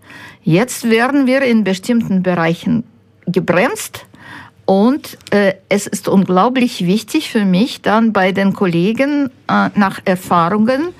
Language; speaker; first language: German; non-native, fluent; Ukrainian